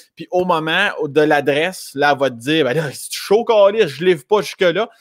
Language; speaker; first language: French; native; French